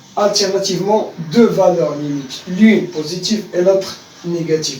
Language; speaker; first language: French; non-native, local second language; Arabic